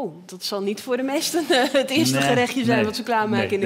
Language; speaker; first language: Dutch; native; Dutch